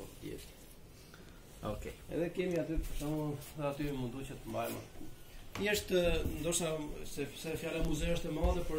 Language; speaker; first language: Albanian; native; Albanian